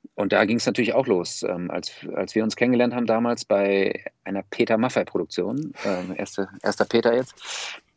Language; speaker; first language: German; native; German